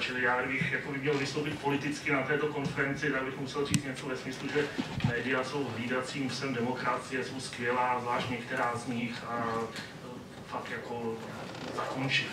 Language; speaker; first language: Czech; native; Czech